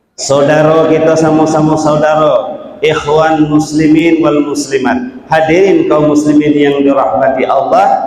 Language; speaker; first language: Malay; native; Malay